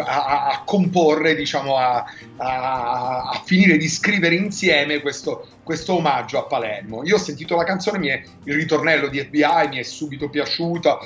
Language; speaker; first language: Italian; native; Italian